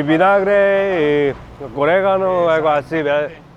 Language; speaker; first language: Spanish; non-native, fluent; Korean